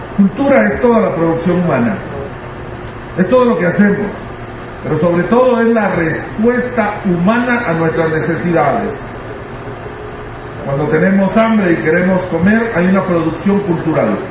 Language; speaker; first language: Spanish; non-native, local second language; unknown